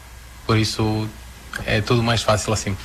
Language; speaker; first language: Portuguese; non-native, fluent; Croatian